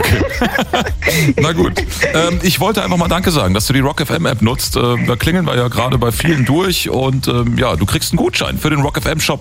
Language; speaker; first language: German; native; German